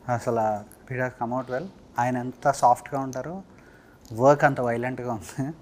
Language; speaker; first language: Telugu; native; Telugu